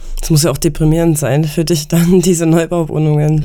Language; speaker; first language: German; native; German